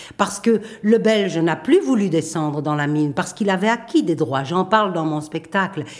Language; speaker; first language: French; native; French